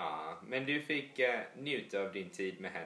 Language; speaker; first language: Swedish; early bilingual, heritage; English